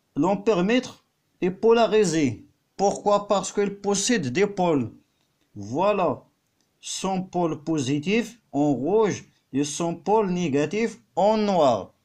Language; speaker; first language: French; non-native, local second language; Arabic